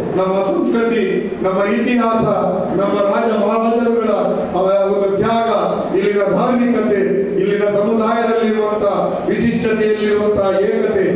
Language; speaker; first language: Kannada; non-native, local second language; Tulu